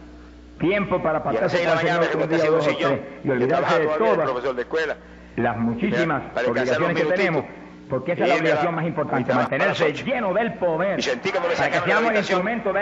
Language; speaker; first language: Spanish; native; Spanish